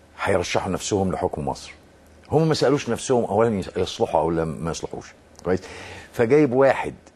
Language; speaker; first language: Arabic; native; Arabic